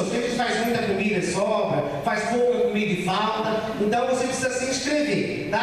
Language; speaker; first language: Portuguese; native; Portuguese